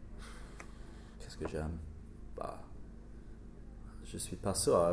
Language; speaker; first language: French; non-native, learner; English